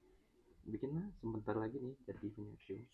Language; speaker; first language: Indonesian; native; Indonesian